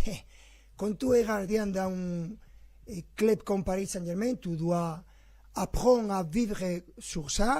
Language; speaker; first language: French; non-native, fluent; Spanish